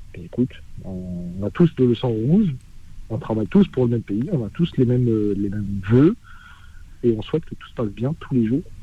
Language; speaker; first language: French; early bilingual, other home language; Arabic